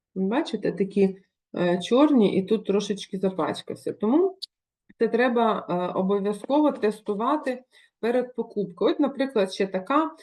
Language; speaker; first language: Ukrainian; non-native, local second language; Russian